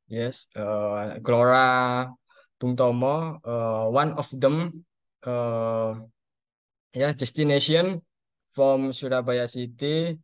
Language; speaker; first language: English; non-native, learner; Indonesian